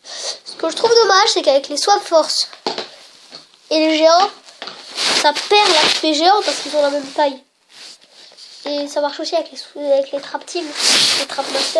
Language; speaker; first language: French; native; French